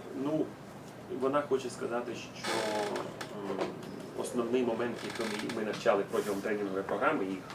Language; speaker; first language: Ukrainian; native; Ukrainian